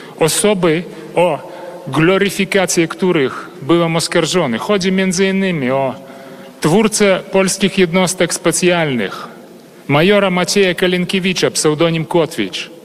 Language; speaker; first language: Polish; early bilingual, heritage; Polish